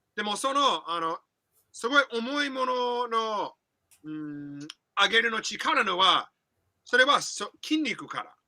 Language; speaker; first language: Japanese; non-native, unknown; English